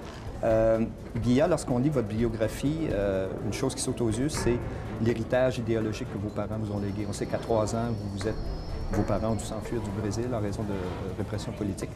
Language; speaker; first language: French; native; French